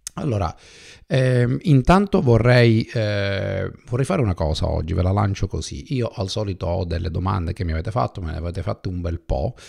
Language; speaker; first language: Italian; native; Italian